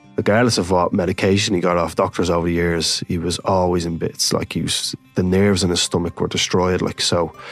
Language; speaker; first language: English; native; English